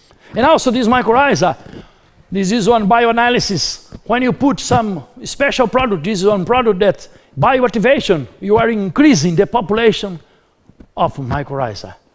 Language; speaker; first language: English; non-native, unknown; Portuguese